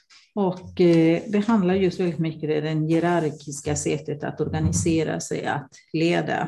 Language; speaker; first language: Swedish; non-native, fluent; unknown